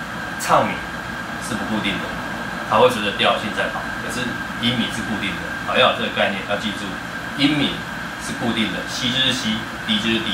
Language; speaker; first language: Chinese; native; Chinese